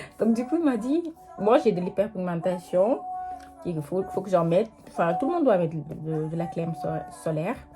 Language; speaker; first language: French; non-native, local second language; Wolof